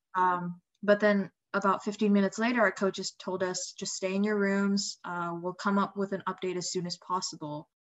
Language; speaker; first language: English; non-native, fluent; Indonesian